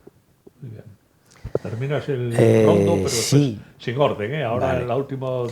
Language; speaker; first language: Spanish; native; Spanish